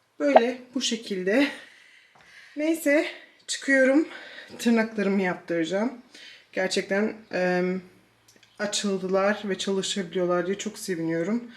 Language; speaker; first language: Turkish; early bilingual, heritage; Turkish